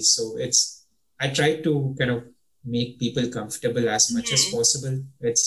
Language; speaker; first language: English; native; English